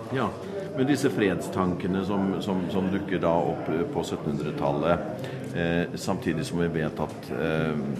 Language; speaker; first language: Norwegian; native; Norwegian